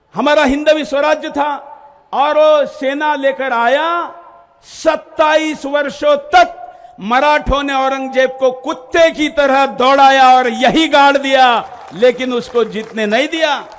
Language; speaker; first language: Hindi; non-native, local second language; Marathi